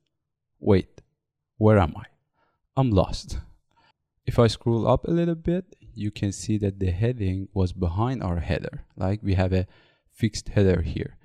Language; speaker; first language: English; non-native, fluent; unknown